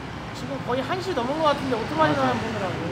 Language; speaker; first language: Korean; native; Korean